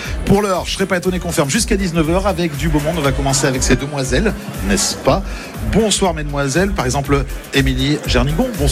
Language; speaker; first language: French; native; French